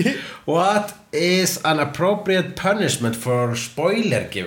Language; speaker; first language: English; non-native, fluent; Icelandic